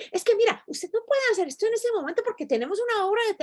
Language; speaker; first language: Spanish; early bilingual, heritage; Spanish